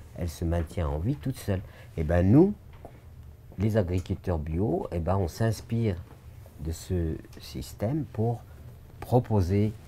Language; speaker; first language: French; non-native, local second language; Arabic